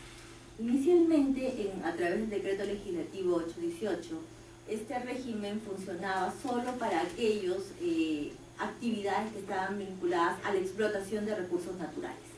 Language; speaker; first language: Spanish; native; Spanish